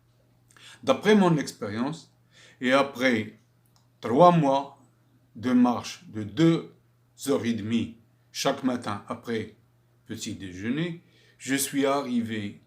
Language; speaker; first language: French; non-native, fluent; Arabic